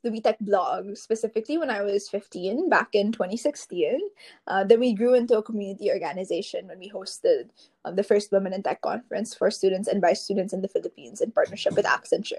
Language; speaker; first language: English; non-native, local second language; Filipino